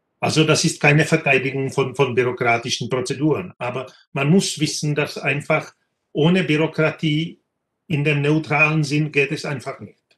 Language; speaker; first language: German; non-native, fluent; Czech